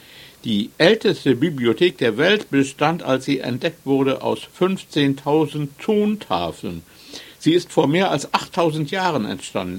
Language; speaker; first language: German; native; German